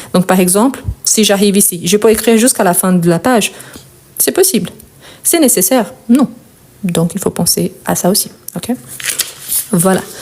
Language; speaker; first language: French; non-native, fluent; Portuguese